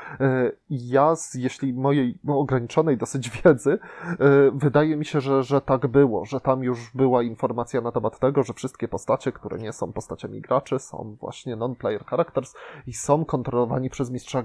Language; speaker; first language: Polish; native; Polish